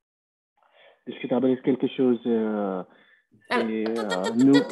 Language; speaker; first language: French; non-native, learner; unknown